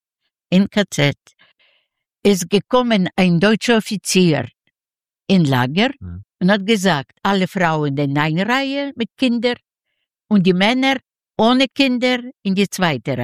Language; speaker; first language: German; non-native, learner; Yiddish